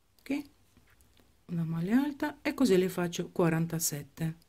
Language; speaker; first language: Italian; non-native, fluent; Ukrainian